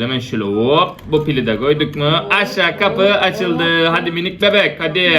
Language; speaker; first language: Turkish; native; Turkish